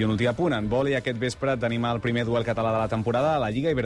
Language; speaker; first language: Catalan; native; Catalan